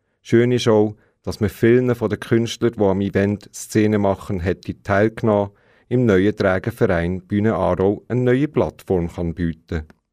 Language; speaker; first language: German; native; German